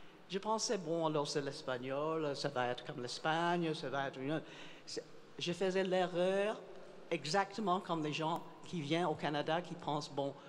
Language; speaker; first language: French; non-native, fluent; English